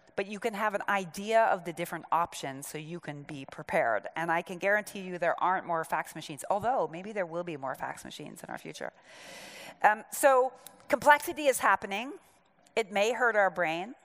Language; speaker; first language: English; native; English